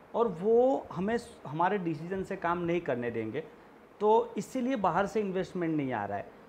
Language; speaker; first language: Hindi; non-native, local second language; Gujarati